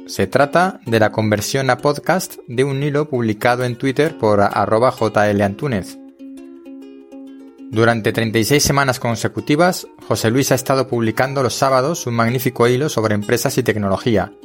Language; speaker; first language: Spanish; native; Spanish